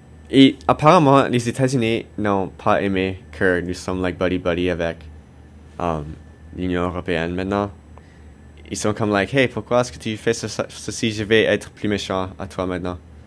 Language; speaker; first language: French; non-native, fluent; English